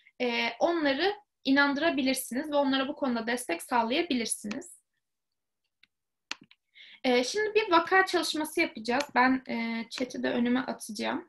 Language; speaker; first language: Turkish; native; Turkish